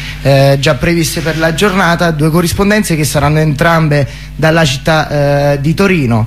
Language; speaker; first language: Italian; native; Italian